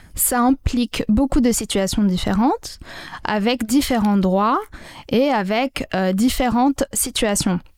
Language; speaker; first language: French; non-native, local second language; Arabic